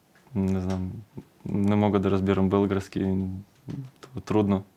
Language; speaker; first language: Bulgarian; non-native, learner; Russian